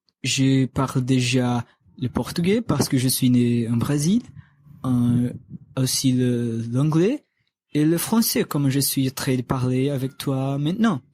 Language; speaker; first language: French; non-native, learner; Portuguese